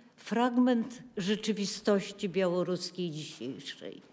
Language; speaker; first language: Polish; native; Polish